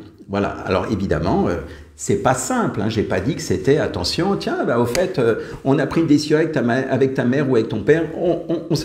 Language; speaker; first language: French; native; French